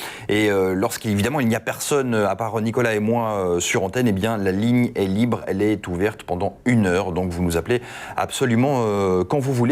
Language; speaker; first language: French; native; French